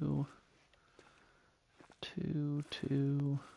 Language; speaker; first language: English; native; English